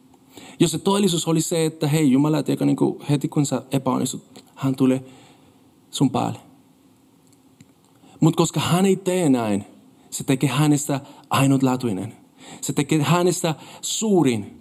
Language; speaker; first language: Finnish; non-native, fluent; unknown